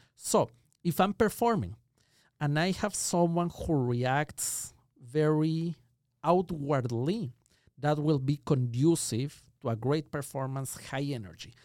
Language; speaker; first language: English; non-native, fluent; Spanish